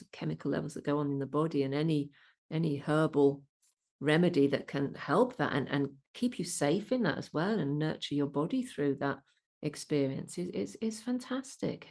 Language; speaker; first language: English; native; English